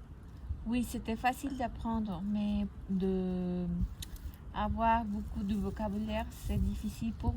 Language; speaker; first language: French; non-native, learner; Spanish